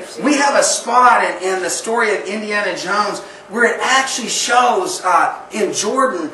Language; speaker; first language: English; native; English